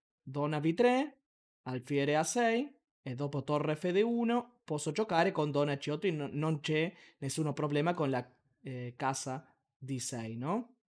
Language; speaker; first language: Italian; non-native, learner; Spanish